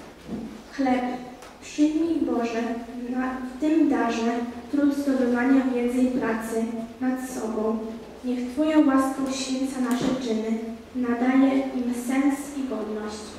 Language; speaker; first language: Polish; native; Polish